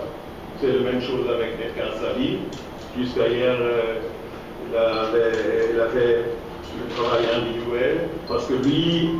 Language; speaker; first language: French; non-native, fluent; German